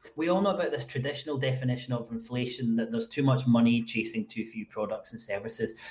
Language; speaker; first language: English; native; English